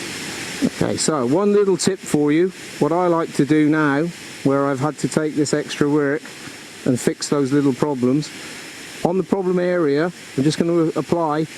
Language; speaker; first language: English; native; English